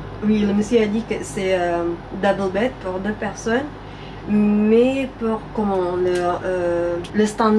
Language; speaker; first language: French; non-native, fluent; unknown